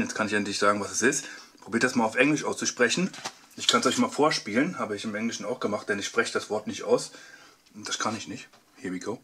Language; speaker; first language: German; native; German